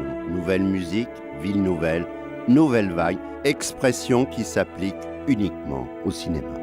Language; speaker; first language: French; native; French